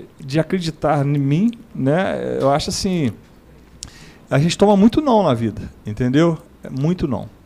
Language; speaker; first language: Portuguese; native; Portuguese